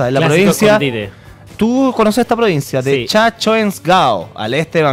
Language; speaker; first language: Spanish; native; Spanish